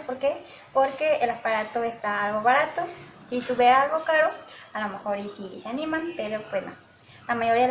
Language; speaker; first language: Spanish; native; Spanish